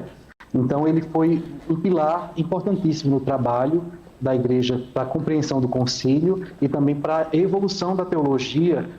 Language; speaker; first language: Portuguese; native; Portuguese